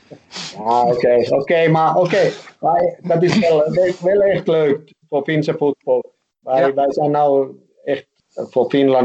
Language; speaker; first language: Dutch; non-native, fluent; Finnish